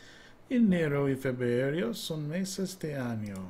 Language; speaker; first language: Spanish; non-native, learner; English